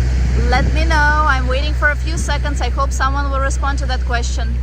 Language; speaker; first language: English; non-native, fluent; Russian